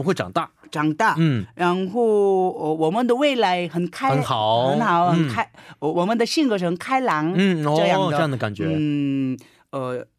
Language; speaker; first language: Chinese; non-native, learner; Korean